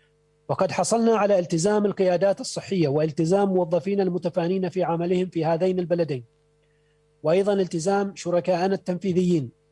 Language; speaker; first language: Arabic; native; Arabic